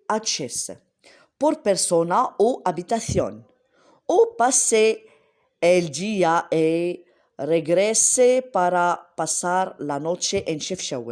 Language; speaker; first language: Spanish; non-native, learner; Arabic